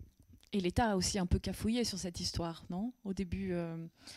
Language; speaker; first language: French; native; French